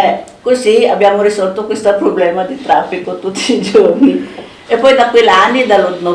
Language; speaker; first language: Italian; non-native, fluent; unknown